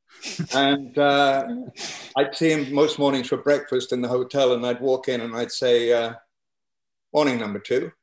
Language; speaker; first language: English; native; English